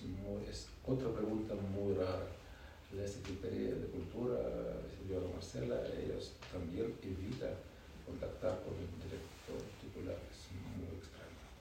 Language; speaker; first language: Spanish; non-native, learner; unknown